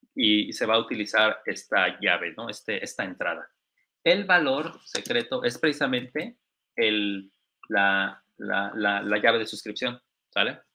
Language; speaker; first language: Spanish; native; Spanish